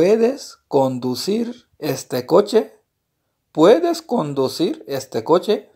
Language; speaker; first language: Spanish; non-native, learner; Urdu